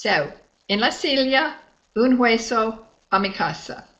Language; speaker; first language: Spanish; non-native, fluent; English